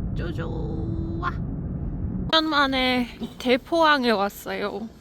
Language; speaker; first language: Korean; non-native, fluent; English